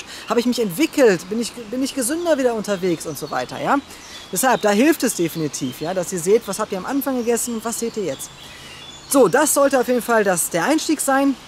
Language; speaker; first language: German; native; German